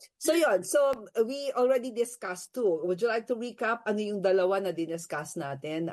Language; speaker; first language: Filipino; native; Filipino